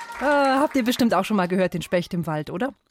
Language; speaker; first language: German; native; German